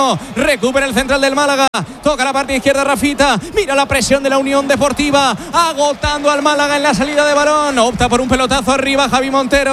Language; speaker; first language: Spanish; native; Spanish